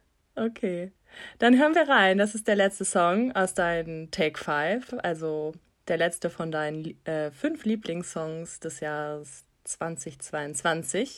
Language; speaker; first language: German; native; German